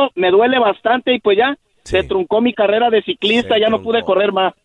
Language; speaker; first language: Spanish; native; Spanish